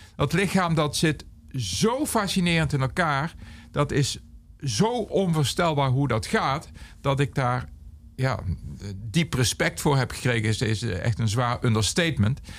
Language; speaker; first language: Dutch; native; Dutch